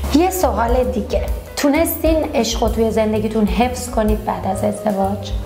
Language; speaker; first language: Persian; early bilingual, heritage; Persian